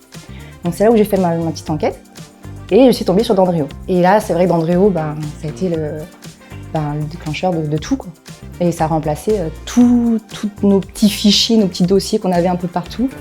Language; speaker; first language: French; native; French